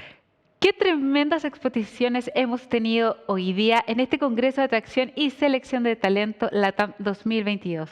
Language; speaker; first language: Spanish; native; Spanish